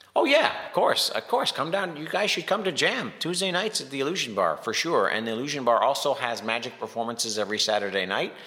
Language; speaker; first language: English; native; English